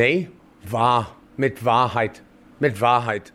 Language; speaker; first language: German; non-native, learner; English